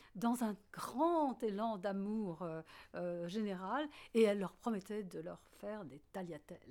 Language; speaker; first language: French; native; French